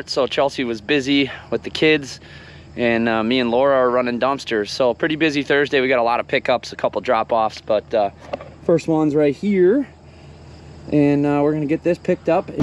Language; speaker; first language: English; native; English